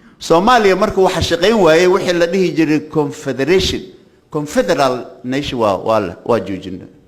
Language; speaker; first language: Somali; native; Somali